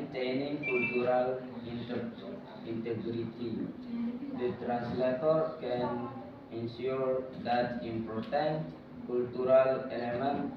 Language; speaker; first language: English; non-native, learner; Indonesian